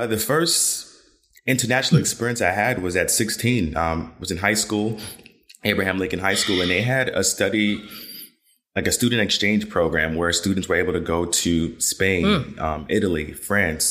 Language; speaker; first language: English; native; English